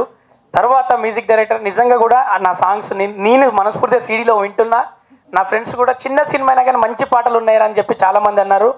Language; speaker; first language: Telugu; native; Telugu